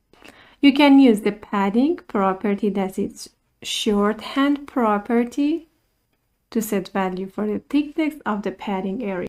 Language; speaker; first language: English; non-native, fluent; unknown